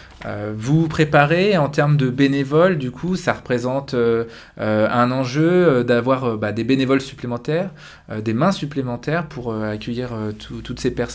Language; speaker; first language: French; native; French